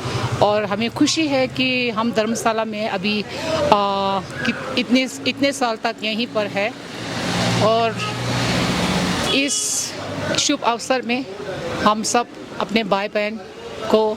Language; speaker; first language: Hindi; non-native, local second language; Tibetan